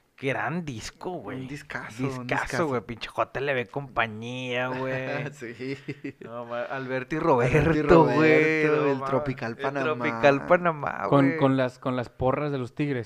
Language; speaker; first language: Spanish; native; Spanish